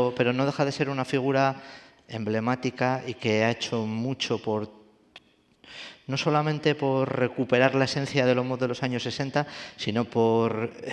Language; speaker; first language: Spanish; native; Spanish